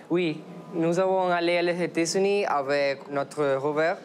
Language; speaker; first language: French; non-native, learner; Spanish